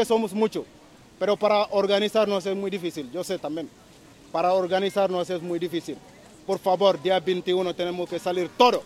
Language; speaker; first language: Spanish; non-native, learner; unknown